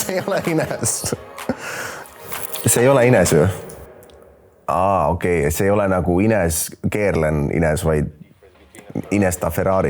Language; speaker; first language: Estonian; native; Estonian